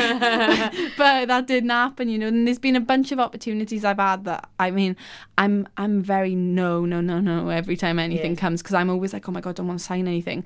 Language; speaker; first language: English; native; English